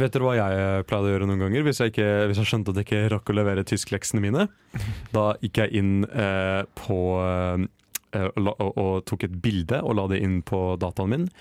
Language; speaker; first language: Norwegian; native; Norwegian